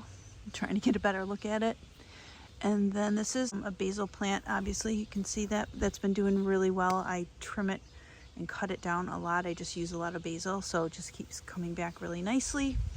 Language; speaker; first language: English; native; English